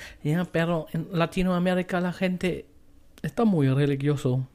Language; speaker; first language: Spanish; non-native, fluent; German